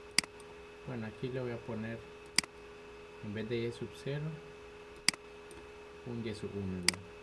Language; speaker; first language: Spanish; native; Spanish